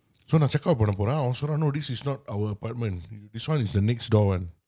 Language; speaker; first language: English; non-native, local second language; Tamil